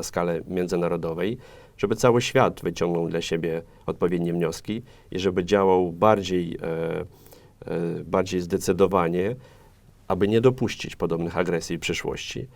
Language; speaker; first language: Polish; non-native, fluent; Ukrainian